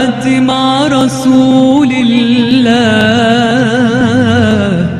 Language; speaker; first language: Arabic; non-native, fluent; Indonesian